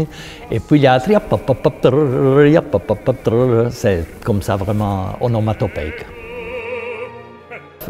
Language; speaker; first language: French; non-native, fluent; Italian